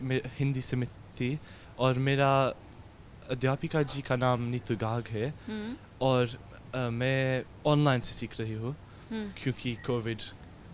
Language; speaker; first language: Hindi; early bilingual, heritage; Hindi